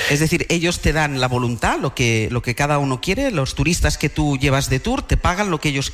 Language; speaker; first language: Spanish; native; Spanish